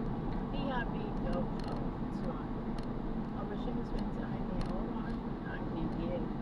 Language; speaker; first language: German; non-native, learner; Filipino